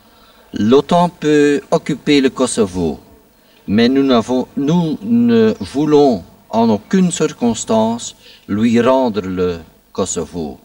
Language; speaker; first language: French; non-native, fluent; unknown